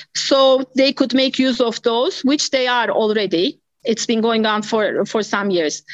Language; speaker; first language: English; non-native, fluent; Turkish